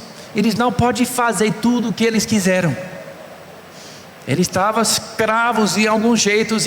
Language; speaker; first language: Portuguese; non-native, fluent; English